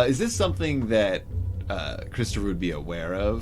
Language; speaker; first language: English; native; English